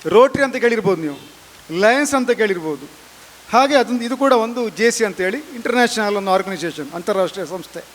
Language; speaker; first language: Kannada; native; Kannada